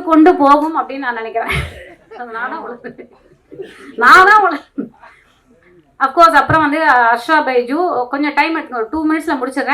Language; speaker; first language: Tamil; native; Tamil